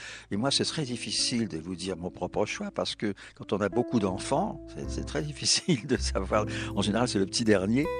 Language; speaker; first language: French; native; French